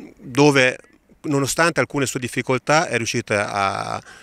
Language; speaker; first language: Italian; native; Italian